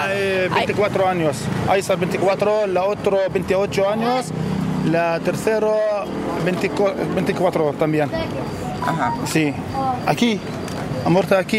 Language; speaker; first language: Spanish; non-native, learner; Arabic